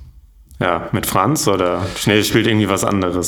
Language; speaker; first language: German; native; German